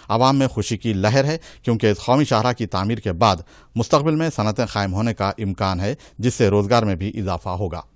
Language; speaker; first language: Urdu; native; Urdu